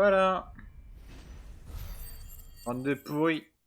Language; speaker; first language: French; native; French